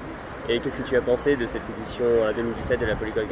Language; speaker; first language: French; native; French